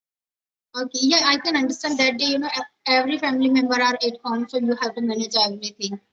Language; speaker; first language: English; non-native, learner; Hindi